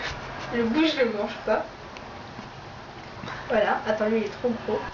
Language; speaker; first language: French; native; French